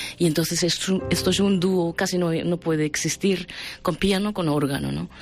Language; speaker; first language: Spanish; non-native, fluent; Japanese